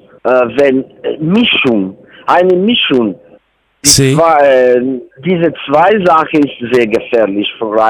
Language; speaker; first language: German; non-native, learner; Italian